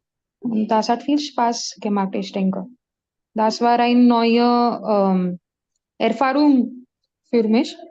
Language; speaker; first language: German; non-native, learner; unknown